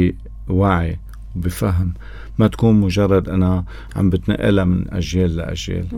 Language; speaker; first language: Arabic; native; Arabic